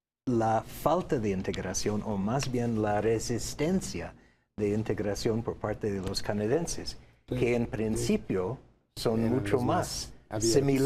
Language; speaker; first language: Spanish; non-native, fluent; English